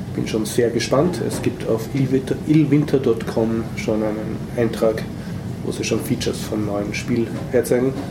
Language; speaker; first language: German; native; German